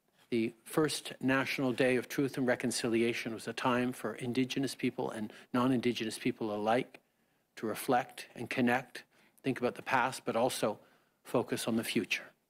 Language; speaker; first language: English; native; English